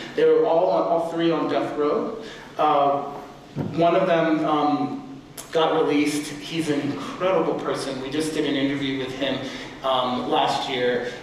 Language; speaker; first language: English; native; English